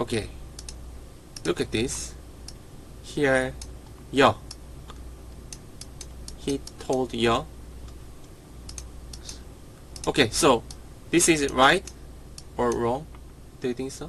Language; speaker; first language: English; non-native, learner; Korean